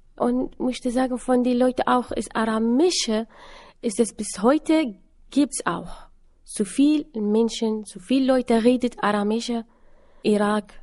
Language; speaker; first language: German; non-native, learner; Assyrian Neo-Aramaic